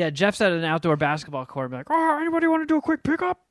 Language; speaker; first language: English; native; English